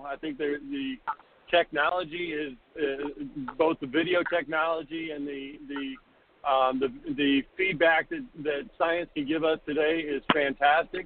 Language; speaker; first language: English; native; English